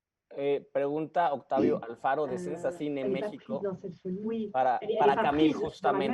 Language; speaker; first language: Spanish; native; Spanish